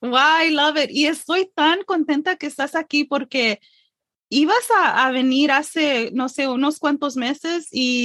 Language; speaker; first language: Spanish; early bilingual, heritage; English